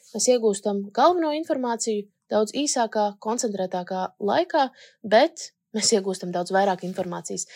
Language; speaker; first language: Latvian; native; Latvian